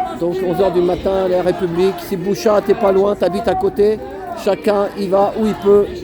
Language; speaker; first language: French; native; French